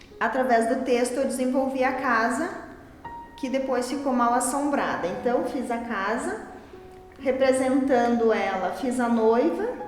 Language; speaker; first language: Portuguese; native; Portuguese